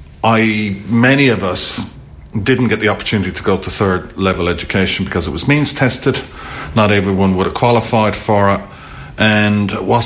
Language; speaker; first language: English; native; English